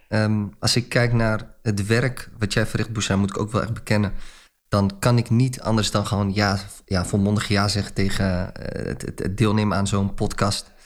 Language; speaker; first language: Dutch; early bilingual, other home language; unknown